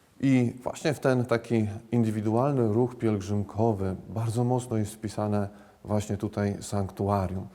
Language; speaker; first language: Polish; native; Polish